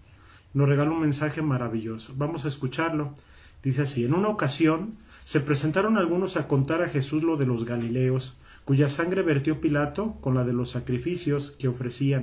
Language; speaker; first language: Spanish; native; Spanish